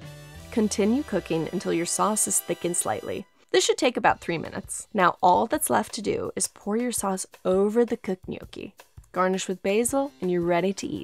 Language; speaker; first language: English; native; English